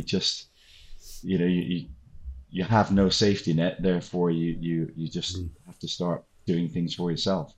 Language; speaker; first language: English; native; English